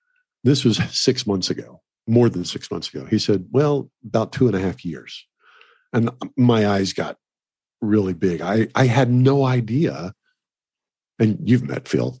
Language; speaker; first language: English; native; English